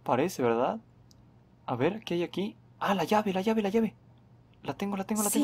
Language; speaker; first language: Spanish; native; Spanish